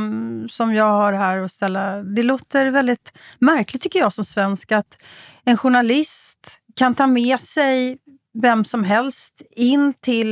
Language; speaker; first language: Swedish; native; Swedish